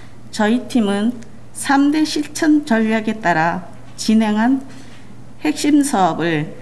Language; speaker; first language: Korean; native; Korean